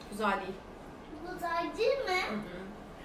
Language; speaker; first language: Turkish; early bilingual, heritage; Turkish